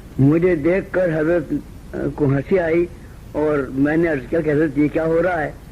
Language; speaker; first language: Urdu; native; Urdu